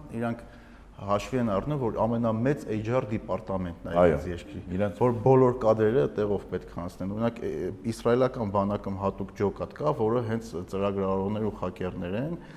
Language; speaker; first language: Armenian; native; Armenian